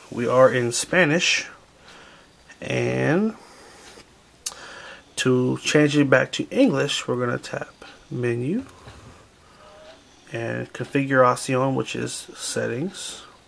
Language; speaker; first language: English; native; English